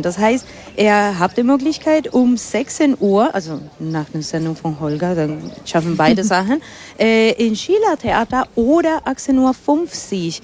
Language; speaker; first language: German; non-native, fluent; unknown